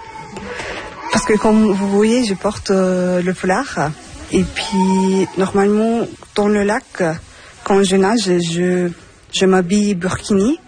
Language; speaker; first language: French; non-native, learner; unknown